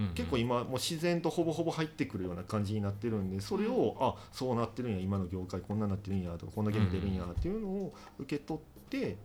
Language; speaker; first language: Japanese; native; Japanese